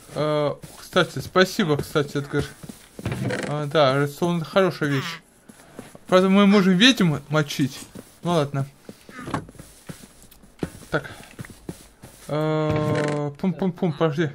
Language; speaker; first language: Russian; native; Russian